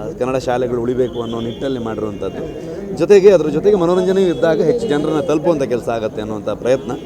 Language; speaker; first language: Kannada; native; Kannada